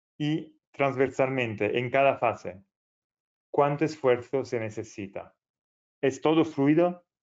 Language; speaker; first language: Spanish; non-native, fluent; Italian